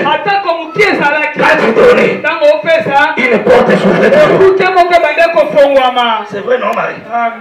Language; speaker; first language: French; non-native, local second language; Lingala